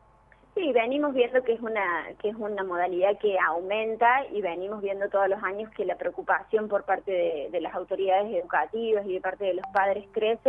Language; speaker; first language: Spanish; native; Spanish